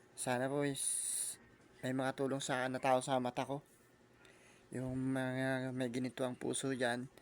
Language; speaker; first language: Filipino; native; Filipino